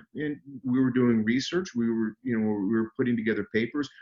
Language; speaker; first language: English; native; English